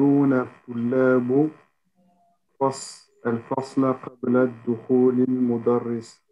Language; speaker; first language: Arabic; non-native, learner; French